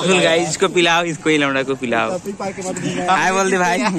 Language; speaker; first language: Hindi; native; Hindi